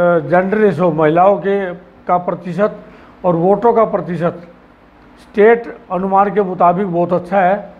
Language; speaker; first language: Hindi; native; Hindi